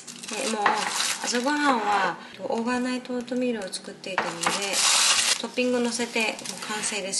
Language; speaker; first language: Japanese; native; Japanese